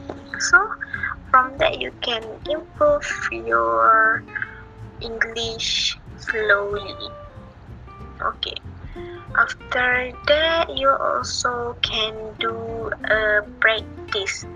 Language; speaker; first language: English; non-native, learner; Malay